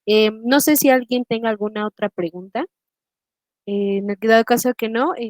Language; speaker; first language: Spanish; native; Spanish